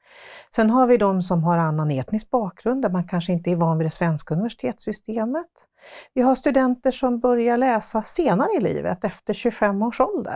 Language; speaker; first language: Swedish; native; Swedish